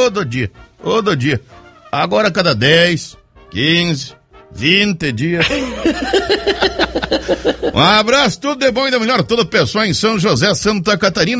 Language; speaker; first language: Portuguese; native; Portuguese